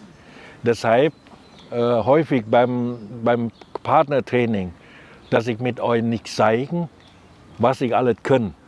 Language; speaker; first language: German; non-native, learner; Thai